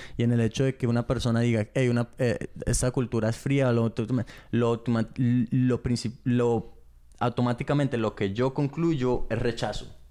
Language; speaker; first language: Spanish; early bilingual, heritage; Spanish